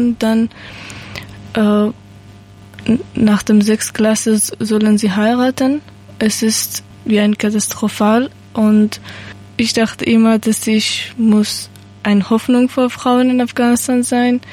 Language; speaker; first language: German; non-native, learner; Persian